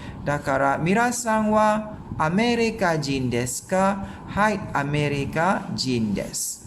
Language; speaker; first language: Japanese; non-native, fluent; Malay